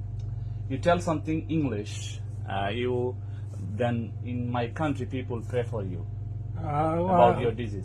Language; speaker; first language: English; non-native, learner; Bangla